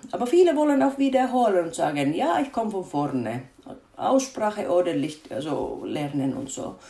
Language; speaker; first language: German; non-native, fluent; Finnish